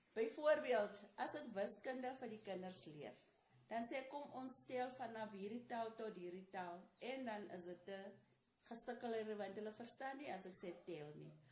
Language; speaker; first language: Afrikaans; non-native, local second language; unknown